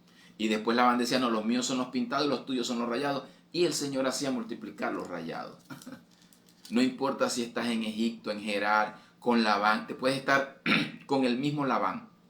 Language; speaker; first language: Spanish; native; Spanish